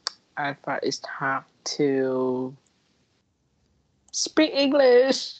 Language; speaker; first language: English; non-native, learner; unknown